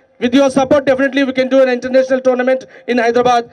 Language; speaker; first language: Telugu; native; Telugu